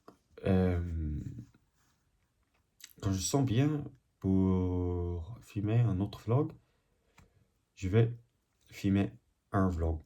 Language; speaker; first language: French; non-native, learner; English